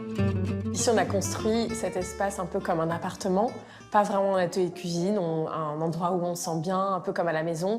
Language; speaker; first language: French; native; French